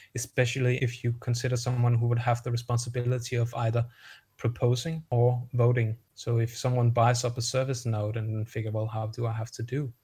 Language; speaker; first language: English; non-native, fluent; Danish